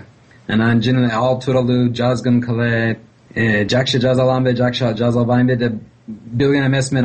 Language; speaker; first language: Kyrgyz; non-native, fluent; English